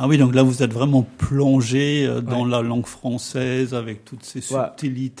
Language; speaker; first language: French; non-native, fluent; German